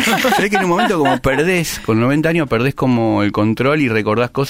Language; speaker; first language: Spanish; native; Spanish